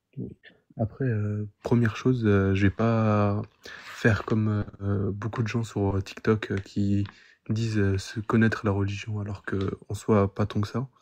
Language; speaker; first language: French; non-native, local second language; Arabic